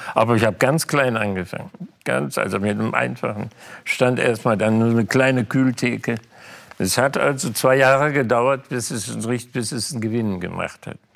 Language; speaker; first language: German; native; German